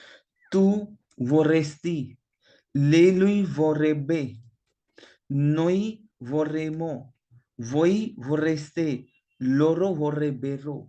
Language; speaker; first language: Italian; non-native, learner; Hindi